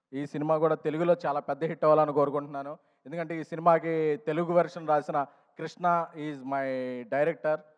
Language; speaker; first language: Telugu; native; Telugu